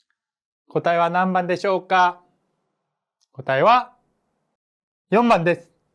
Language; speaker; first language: Japanese; non-native, fluent; Korean